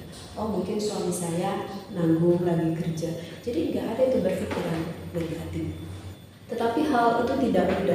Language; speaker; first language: Indonesian; native; Indonesian